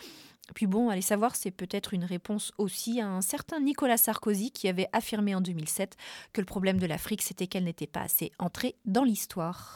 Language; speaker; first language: French; native; French